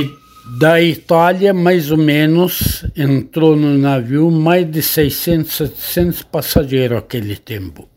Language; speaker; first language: Portuguese; non-native, learner; Arabic